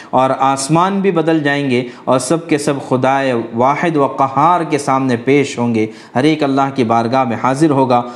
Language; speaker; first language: Urdu; native; Urdu